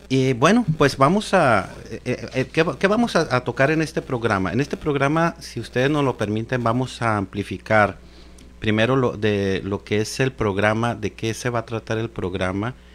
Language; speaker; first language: Spanish; native; Spanish